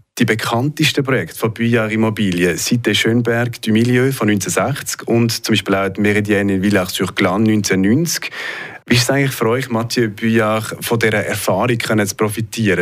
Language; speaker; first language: German; native; German